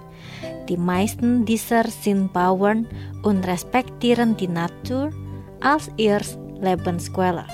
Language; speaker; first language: German; non-native, fluent; Indonesian